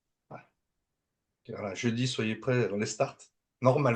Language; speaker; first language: French; native; French